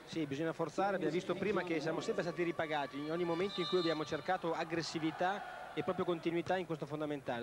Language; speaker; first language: Italian; native; Italian